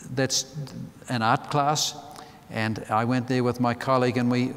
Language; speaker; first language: English; native; English